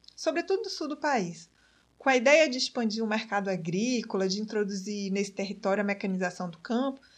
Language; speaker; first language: Portuguese; native; Portuguese